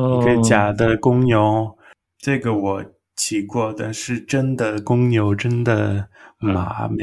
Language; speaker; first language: Chinese; non-native, learner; English